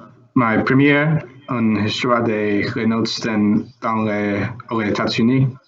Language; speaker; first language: French; non-native, learner; English